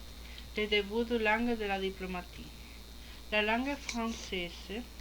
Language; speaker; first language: French; non-native, learner; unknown